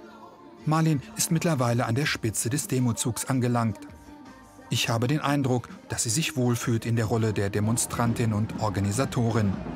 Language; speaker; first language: German; native; German